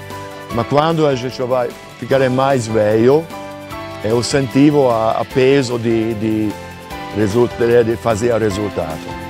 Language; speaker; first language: Portuguese; non-native, learner; Hungarian